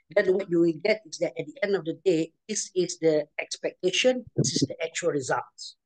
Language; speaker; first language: English; non-native, local second language; Malay